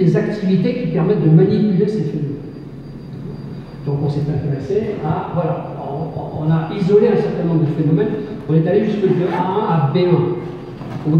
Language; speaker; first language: French; native; French